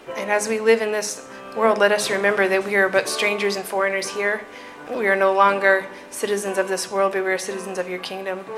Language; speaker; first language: English; native; English